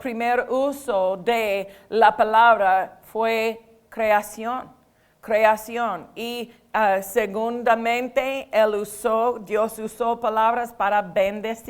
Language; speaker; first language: Spanish; non-native, fluent; English